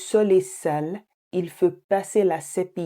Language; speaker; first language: French; non-native, fluent; English